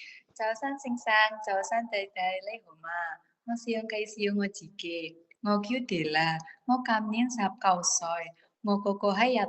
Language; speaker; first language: Cantonese; non-native, learner; Indonesian